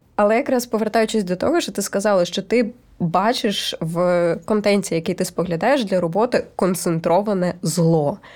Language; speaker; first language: Ukrainian; native; Ukrainian